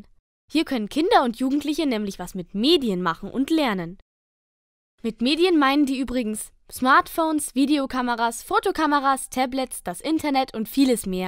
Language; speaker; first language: German; native; German